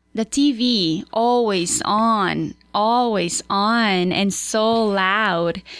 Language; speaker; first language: English; non-native, fluent; Spanish